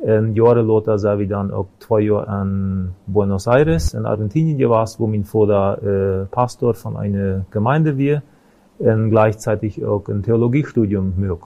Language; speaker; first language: German; non-native, local second language; Plautdietsch